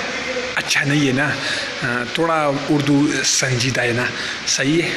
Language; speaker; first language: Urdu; non-native, local second language; Pashto